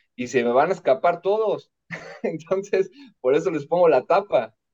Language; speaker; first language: Spanish; native; Spanish